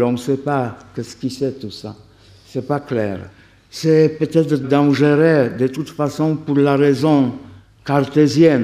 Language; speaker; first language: French; non-native, fluent; Polish